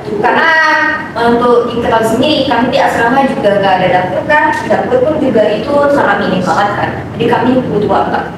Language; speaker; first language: Indonesian; native; Indonesian